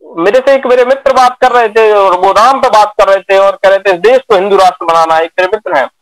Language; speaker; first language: Hindi; native; Hindi